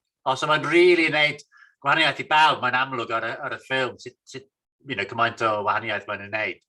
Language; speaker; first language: Welsh; non-native, fluent; English